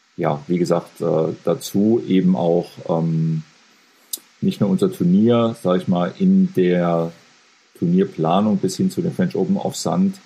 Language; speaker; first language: German; native; German